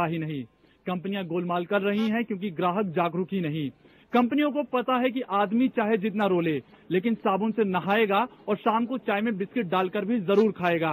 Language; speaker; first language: Hindi; native; Hindi